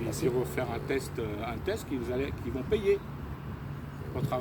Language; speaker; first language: French; native; French